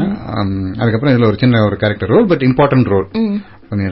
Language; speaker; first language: Tamil; native; Tamil